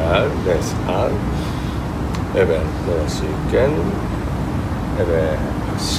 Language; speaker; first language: Turkish; non-native, learner; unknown